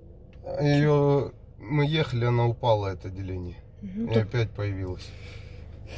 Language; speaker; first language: Russian; native; Russian